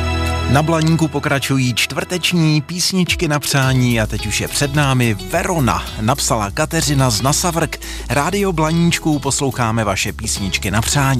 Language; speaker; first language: Czech; native; Czech